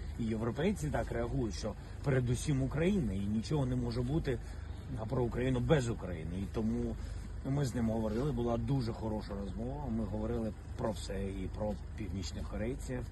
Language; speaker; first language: Ukrainian; non-native, local second language; Russian